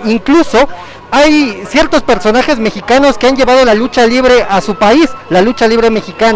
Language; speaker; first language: Spanish; native; Spanish